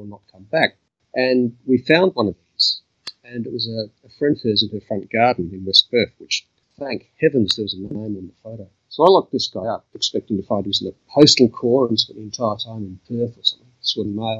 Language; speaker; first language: English; native; English